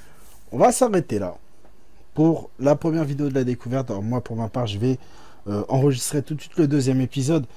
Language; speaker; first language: French; native; French